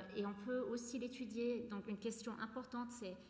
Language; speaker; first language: French; non-native, fluent; English